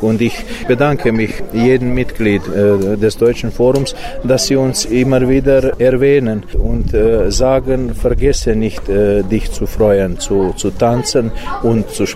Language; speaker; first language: German; non-native, local second language; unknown